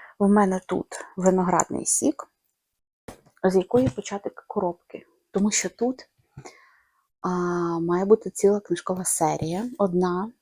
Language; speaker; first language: Ukrainian; non-native, local second language; Russian